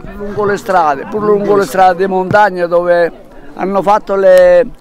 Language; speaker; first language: Italian; native; Italian